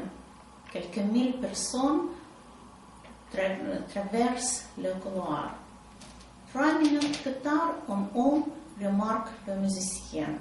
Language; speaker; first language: French; non-native, learner; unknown